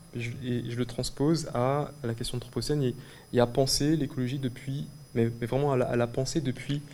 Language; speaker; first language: French; native; French